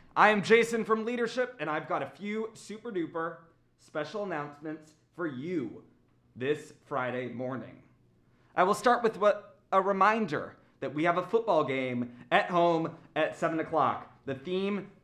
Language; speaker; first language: English; native; English